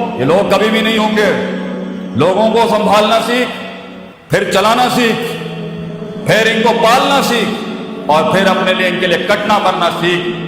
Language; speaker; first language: Urdu; non-native, local second language; Punjabi